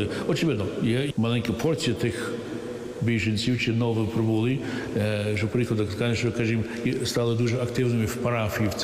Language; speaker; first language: Ukrainian; early bilingual, heritage; English